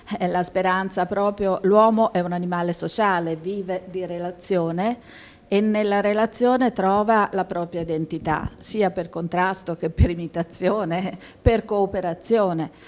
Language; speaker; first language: Italian; native; Italian